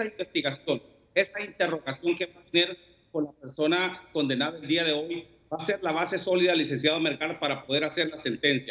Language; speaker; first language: Spanish; native; Spanish